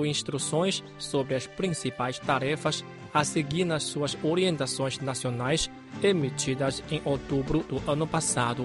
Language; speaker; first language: Portuguese; non-native, fluent; Chinese